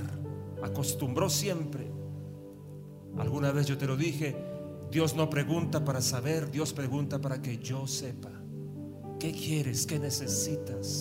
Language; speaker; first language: Spanish; native; Spanish